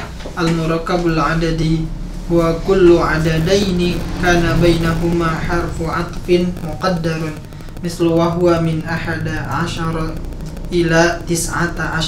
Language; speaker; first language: Arabic; non-native, learner; Indonesian